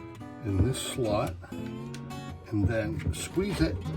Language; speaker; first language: English; native; English